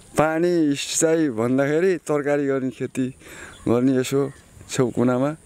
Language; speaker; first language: Nepali; native; Nepali